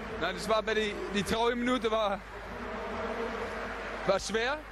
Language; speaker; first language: German; non-native, learner; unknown